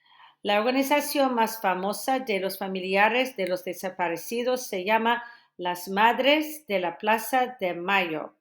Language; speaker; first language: Spanish; non-native, fluent; English